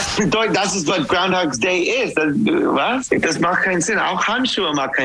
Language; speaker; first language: German; non-native, learner; English